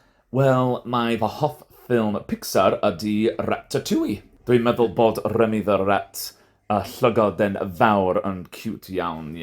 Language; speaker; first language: Welsh; non-native, fluent; English